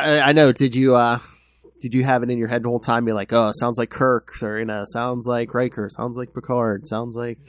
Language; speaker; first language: English; native; English